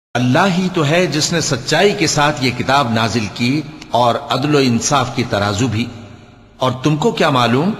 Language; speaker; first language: Urdu; native; Urdu